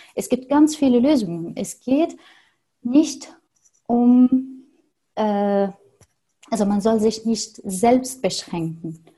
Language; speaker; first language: German; non-native, fluent; Arabic